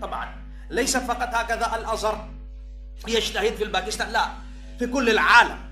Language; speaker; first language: Arabic; non-native, fluent; Urdu